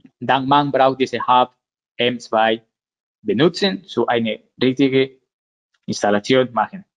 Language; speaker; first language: German; non-native, learner; Spanish